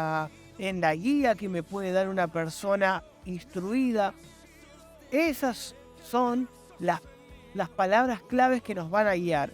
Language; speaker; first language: Spanish; native; Spanish